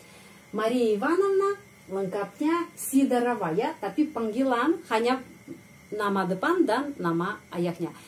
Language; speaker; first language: Indonesian; non-native, fluent; Russian